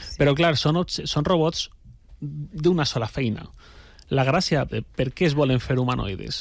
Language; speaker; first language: Catalan; native; Catalan